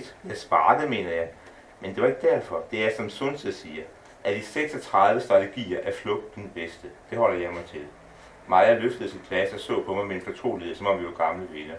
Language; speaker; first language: Danish; native; Danish